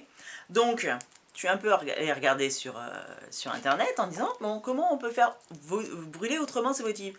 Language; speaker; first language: French; native; French